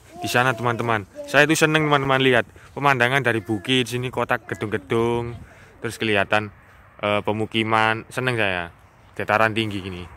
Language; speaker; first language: Indonesian; native; Indonesian